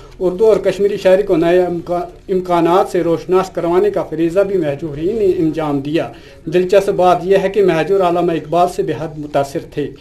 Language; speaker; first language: Urdu; non-native, local second language; Kashmiri